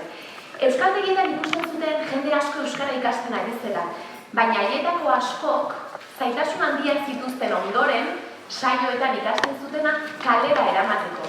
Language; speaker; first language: Basque; native; Basque